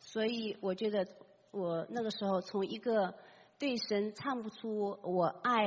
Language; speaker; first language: Chinese; native; Chinese